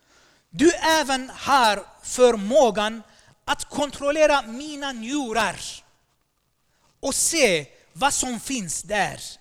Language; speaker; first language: Swedish; non-native, fluent; Armenian